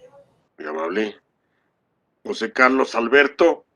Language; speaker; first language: Spanish; native; Spanish